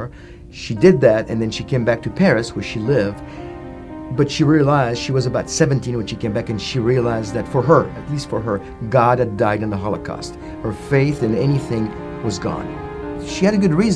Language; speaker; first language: English; non-native, fluent; French